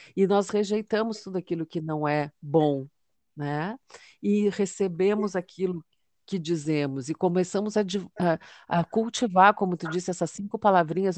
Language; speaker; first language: Portuguese; native; Portuguese